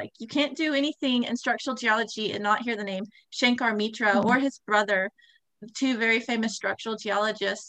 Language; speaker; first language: English; native; English